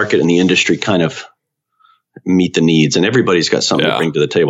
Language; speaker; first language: English; native; English